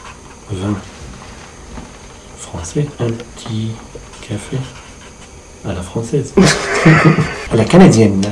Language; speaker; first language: French; non-native, fluent; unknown